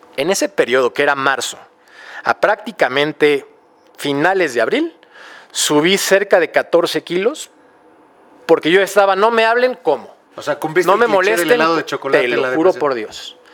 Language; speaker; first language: Spanish; native; Spanish